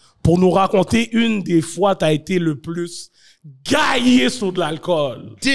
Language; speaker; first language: French; native; French